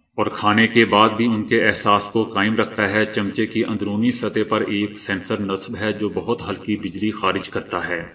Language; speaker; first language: Urdu; native; Urdu